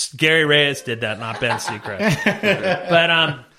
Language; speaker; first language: English; native; English